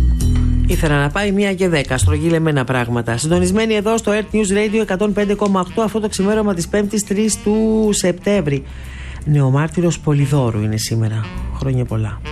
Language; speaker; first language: Greek; native; Greek